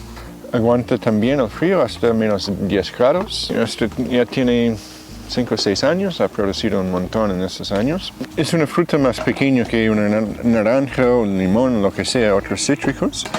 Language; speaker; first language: Spanish; non-native, fluent; English